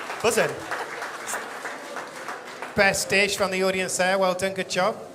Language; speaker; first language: English; native; English